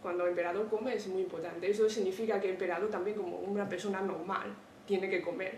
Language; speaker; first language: Spanish; non-native, fluent; Chinese